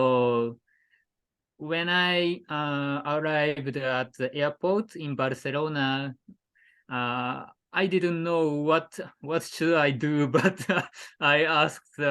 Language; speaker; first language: English; non-native, learner; Japanese